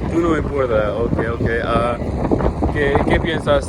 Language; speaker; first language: Spanish; non-native, learner; English